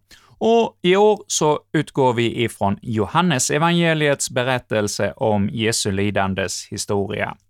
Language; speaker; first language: Swedish; native; Swedish